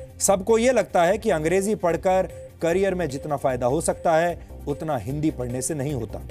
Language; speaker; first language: Hindi; native; Hindi